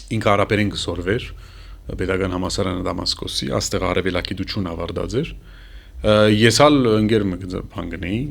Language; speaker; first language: Armenian; early bilingual, heritage; Armenian